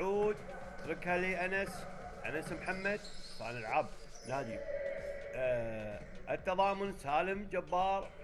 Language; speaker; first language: Arabic; native; Arabic